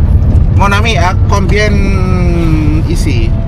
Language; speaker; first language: French; non-native, learner; Filipino